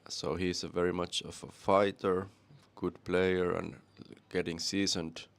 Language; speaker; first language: English; non-native, fluent; Finnish